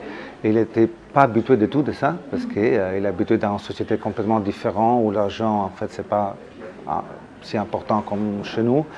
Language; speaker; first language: French; non-native, fluent; Italian